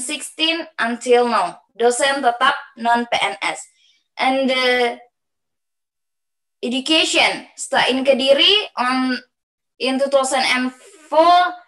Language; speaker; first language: English; non-native, learner; Indonesian